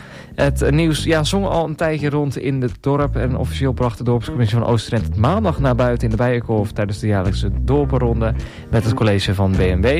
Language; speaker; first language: Dutch; native; Dutch